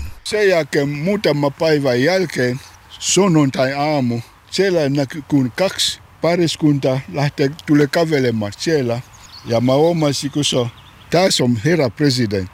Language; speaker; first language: Finnish; non-native, learner; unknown